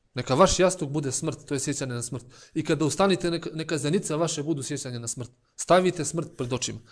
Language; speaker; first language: Bosnian; native; Bosnian